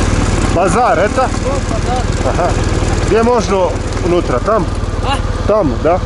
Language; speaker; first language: Russian; non-native, learner; Croatian